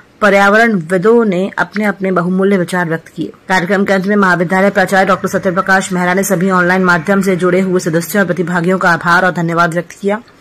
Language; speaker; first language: Hindi; native; Hindi